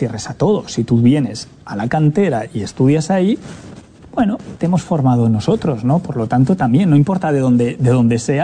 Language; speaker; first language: Spanish; native; Spanish